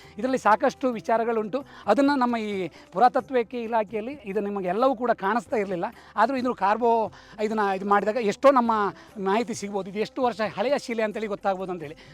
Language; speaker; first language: Kannada; native; Kannada